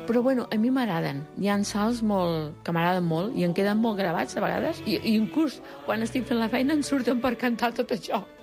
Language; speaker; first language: Catalan; early bilingual, other home language; Spanish